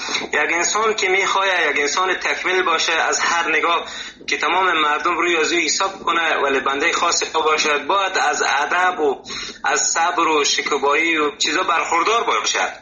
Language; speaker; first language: Persian; native; Persian